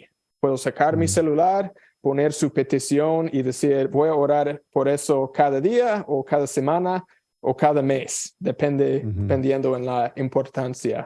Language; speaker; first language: Spanish; non-native, fluent; English